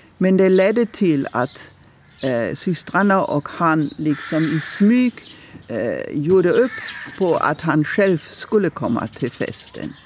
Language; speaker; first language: Swedish; non-native, fluent; German